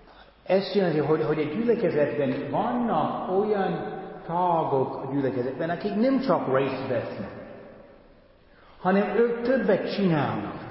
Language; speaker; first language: Hungarian; non-native, fluent; English